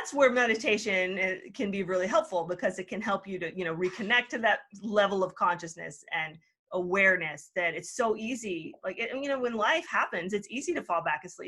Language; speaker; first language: English; native; English